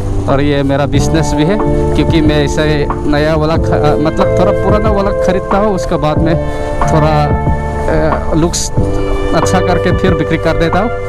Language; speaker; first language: Hindi; non-native, local second language; Mizo